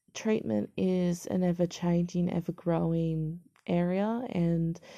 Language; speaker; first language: English; native; English